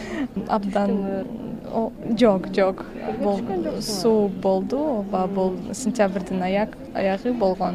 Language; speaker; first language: Kyrgyz; non-native, learner; Russian